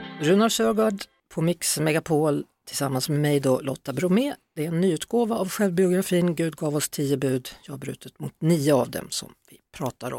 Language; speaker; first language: Swedish; native; Swedish